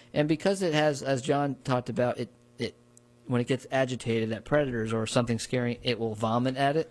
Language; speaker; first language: English; native; English